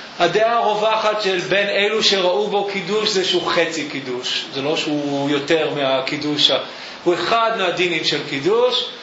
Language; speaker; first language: Hebrew; native; Hebrew